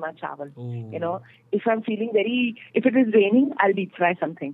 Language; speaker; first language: English; non-native, local second language; Hindi